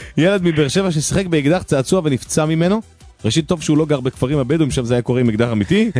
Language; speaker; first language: Hebrew; native; Hebrew